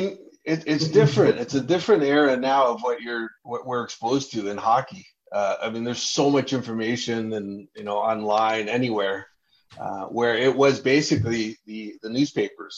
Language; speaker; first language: English; native; English